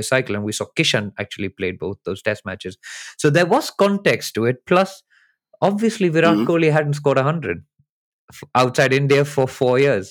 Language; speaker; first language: English; non-native, local second language; Hindi